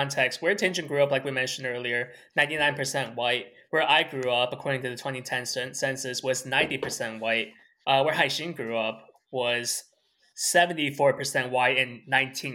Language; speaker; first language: English; early bilingual, other home language; Chinese